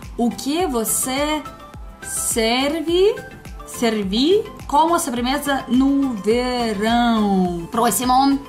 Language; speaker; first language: Portuguese; non-native, learner; Russian